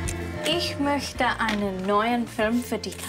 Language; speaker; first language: German; non-native, learner; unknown